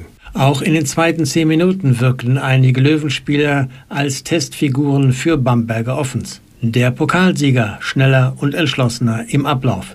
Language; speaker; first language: German; native; German